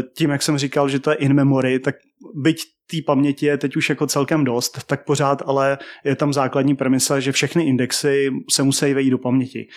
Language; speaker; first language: Czech; native; Czech